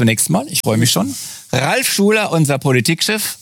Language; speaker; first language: German; native; German